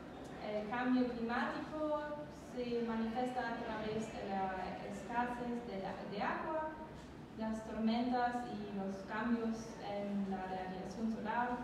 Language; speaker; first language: Spanish; non-native, learner; German